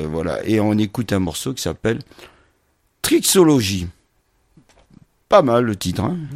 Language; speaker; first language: French; native; French